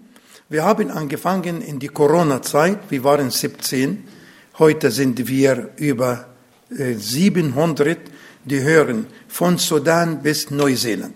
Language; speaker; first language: German; non-native, learner; Arabic